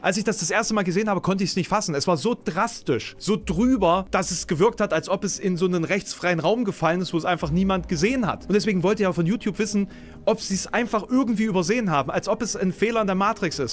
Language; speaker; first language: German; native; German